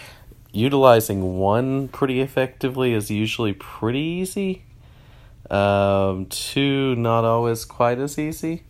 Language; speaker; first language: English; native; English